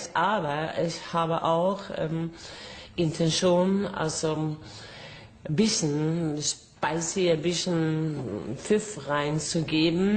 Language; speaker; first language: German; non-native, fluent; Norwegian